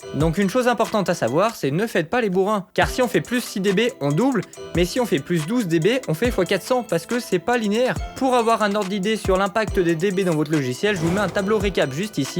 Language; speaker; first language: French; native; French